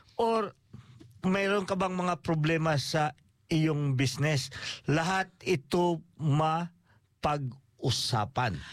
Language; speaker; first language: Filipino; native; Filipino